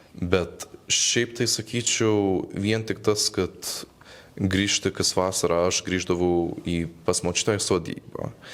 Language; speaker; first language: Lithuanian; early bilingual, heritage; Lithuanian